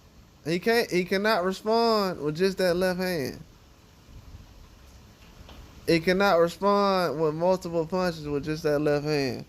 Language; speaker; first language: English; native; English